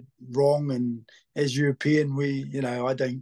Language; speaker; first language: English; native; English